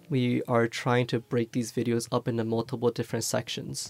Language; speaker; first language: English; early bilingual, other home language; Chinese